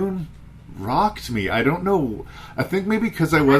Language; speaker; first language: English; native; English